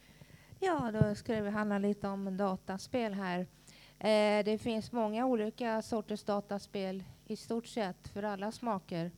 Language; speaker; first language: Swedish; native; Swedish